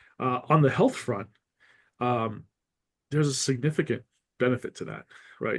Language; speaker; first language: English; native; English